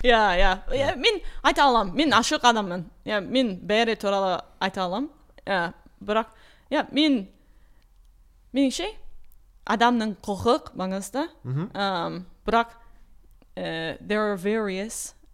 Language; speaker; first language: Kazakh; non-native, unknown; English